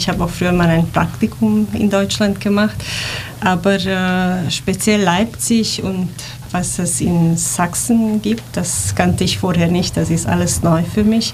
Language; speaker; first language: German; non-native, fluent; Romanian